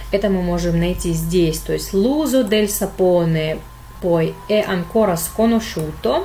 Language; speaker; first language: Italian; non-native, fluent; Russian